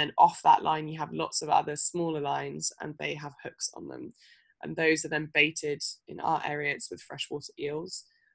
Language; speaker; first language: English; native; English